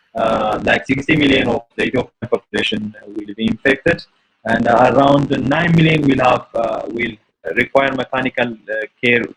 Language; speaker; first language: English; non-native, local second language; Amharic